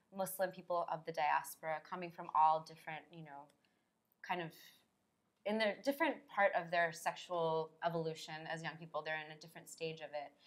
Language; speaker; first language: English; native; English